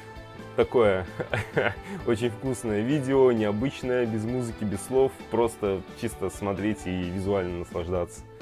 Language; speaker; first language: Russian; native; Russian